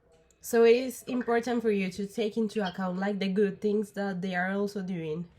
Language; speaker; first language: English; non-native, learner; Spanish